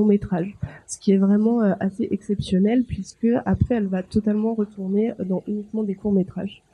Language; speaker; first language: French; native; French